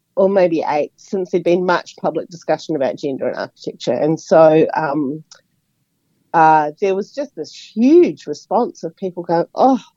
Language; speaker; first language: English; native; English